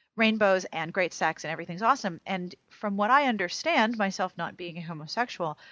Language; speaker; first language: English; native; English